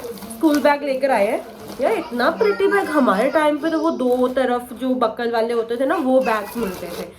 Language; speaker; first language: Hindi; non-native, local second language; Bangla